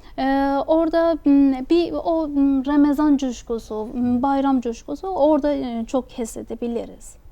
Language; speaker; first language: Turkish; non-native, fluent; Persian